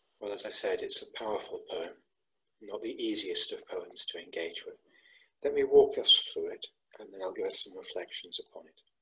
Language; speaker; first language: English; native; English